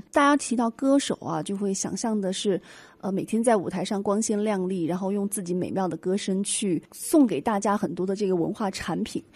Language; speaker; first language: Chinese; native; Chinese